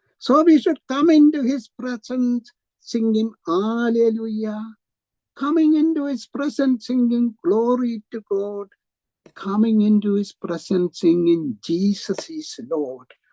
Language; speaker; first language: English; non-native, local second language; Malayalam